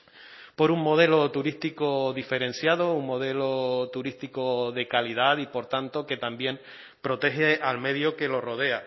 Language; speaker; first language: Spanish; native; Spanish